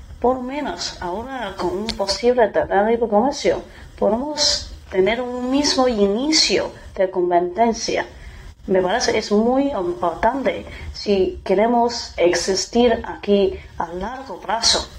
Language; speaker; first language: Spanish; non-native, fluent; Chinese